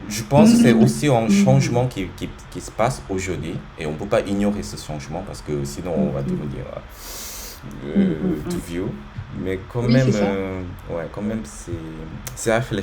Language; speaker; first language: French; native; French